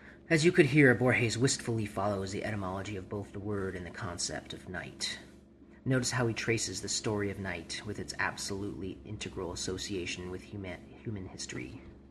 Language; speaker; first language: English; native; English